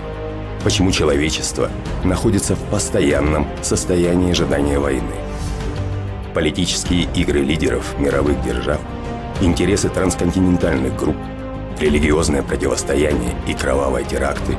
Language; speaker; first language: Russian; native; Russian